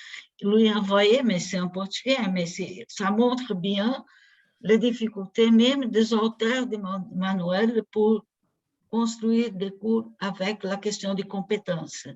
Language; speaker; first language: French; non-native, fluent; Portuguese